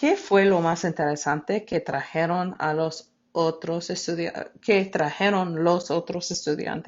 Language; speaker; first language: Spanish; non-native, fluent; English